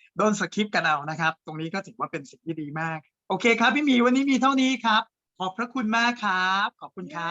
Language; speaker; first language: Thai; native; Thai